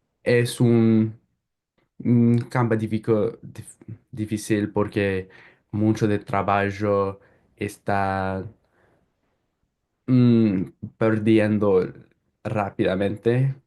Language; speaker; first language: Spanish; non-native, learner; English